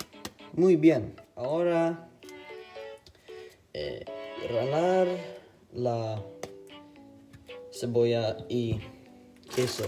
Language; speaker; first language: Spanish; non-native, learner; Swedish